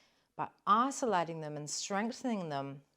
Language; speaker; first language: English; native; English